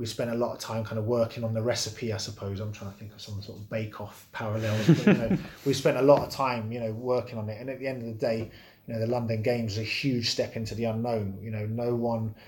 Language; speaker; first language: English; native; English